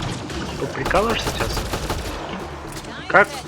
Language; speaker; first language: Russian; native; Russian